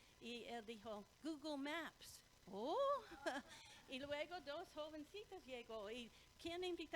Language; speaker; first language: Spanish; non-native, fluent; English